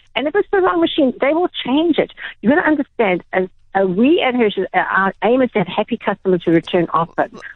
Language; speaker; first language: English; native; English